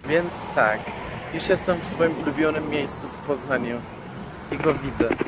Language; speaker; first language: Polish; non-native, fluent; Persian